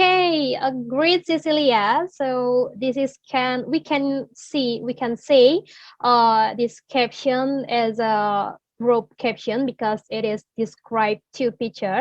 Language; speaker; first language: English; non-native, learner; Indonesian